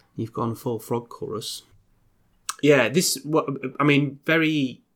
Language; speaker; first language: English; native; English